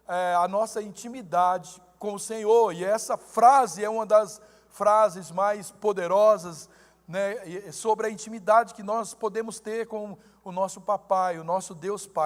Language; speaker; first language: Portuguese; native; Portuguese